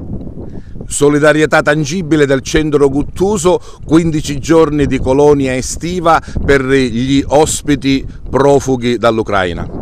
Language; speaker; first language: Italian; native; Italian